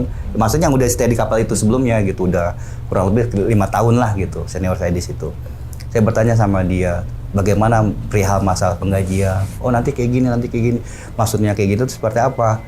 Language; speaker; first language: Indonesian; native; Indonesian